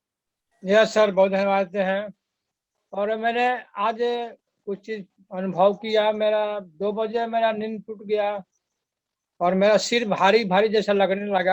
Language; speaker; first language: Hindi; non-native, local second language; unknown